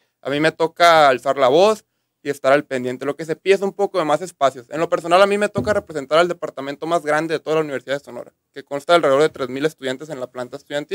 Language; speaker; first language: Spanish; native; Spanish